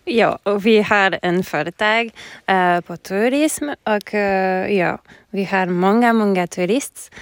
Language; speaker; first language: Swedish; non-native, learner; French